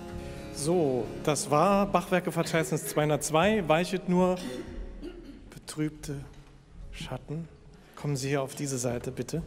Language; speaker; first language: German; native; German